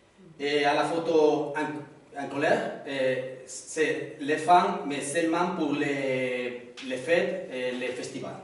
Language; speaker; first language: French; non-native, learner; Spanish